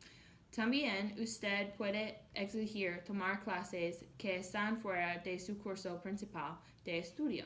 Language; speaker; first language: Spanish; non-native, learner; English